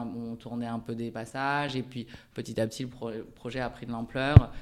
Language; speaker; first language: French; early bilingual, other home language; Japanese